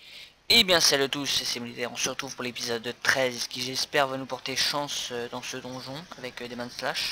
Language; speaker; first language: French; native; French